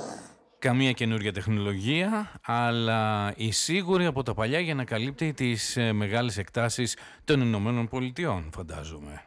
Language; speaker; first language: Greek; native; Greek